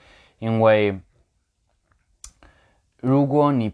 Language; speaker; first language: Chinese; non-native, learner; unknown